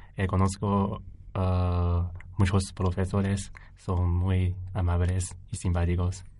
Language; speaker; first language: Spanish; non-native, learner; Chinese